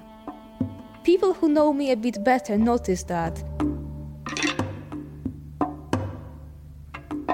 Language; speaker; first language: English; non-native, fluent; Polish